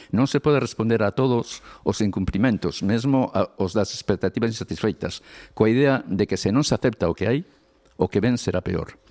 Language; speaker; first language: Galician; non-native, local second language; Spanish